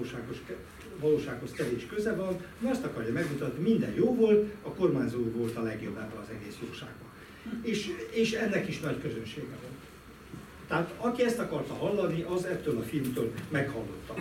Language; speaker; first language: Hungarian; native; Hungarian